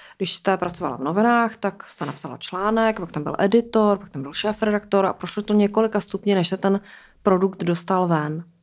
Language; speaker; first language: Czech; native; Czech